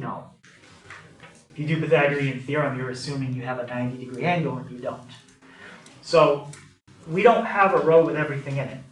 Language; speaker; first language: English; native; English